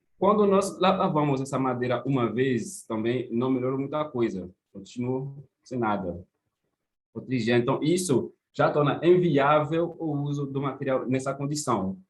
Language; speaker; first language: Portuguese; non-native, fluent; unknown